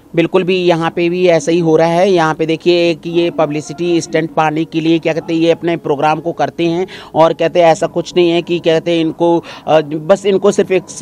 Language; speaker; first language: Hindi; native; Hindi